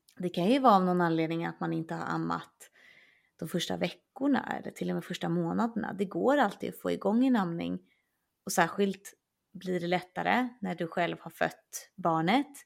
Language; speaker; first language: Swedish; native; Swedish